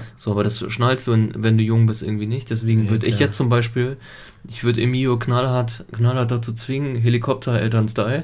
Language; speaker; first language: German; early bilingual, other home language; Italian